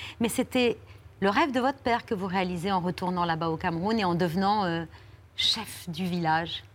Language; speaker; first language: French; native; French